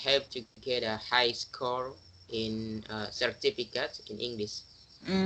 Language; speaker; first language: English; non-native, learner; Indonesian